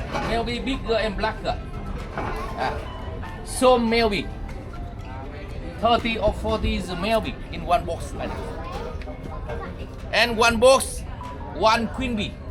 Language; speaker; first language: English; non-native, learner; Vietnamese